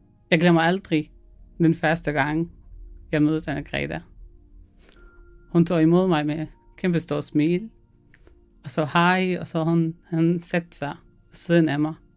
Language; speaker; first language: Danish; non-native, fluent; Arabic